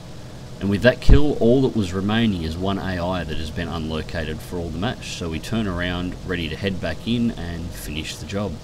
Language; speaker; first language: English; native; English